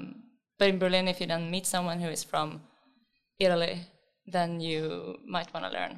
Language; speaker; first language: English; non-native, fluent; Swedish